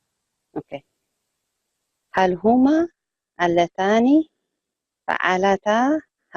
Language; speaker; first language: Arabic; non-native, learner; Tigrinya